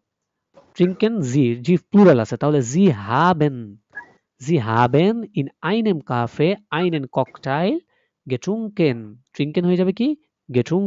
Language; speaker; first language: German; non-native, fluent; Bangla